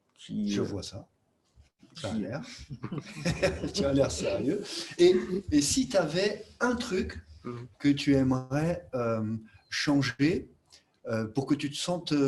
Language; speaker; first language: French; native; French